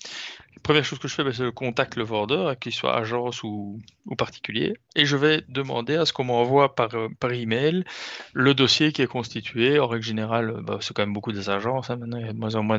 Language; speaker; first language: French; native; French